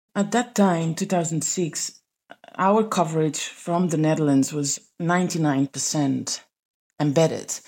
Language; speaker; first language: English; non-native, fluent; Dutch